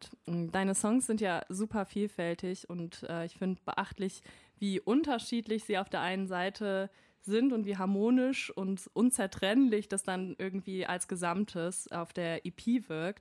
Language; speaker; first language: German; native; German